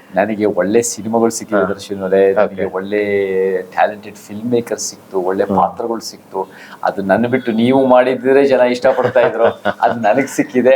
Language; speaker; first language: Kannada; early bilingual, heritage; Kannada